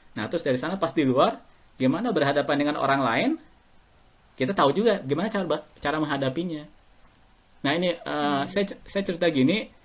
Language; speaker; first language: Indonesian; native; Indonesian